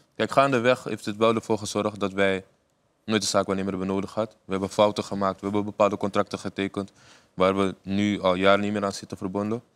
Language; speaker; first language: Dutch; native; Dutch